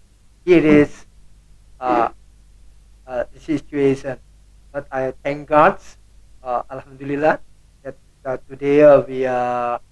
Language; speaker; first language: English; non-native, learner; Indonesian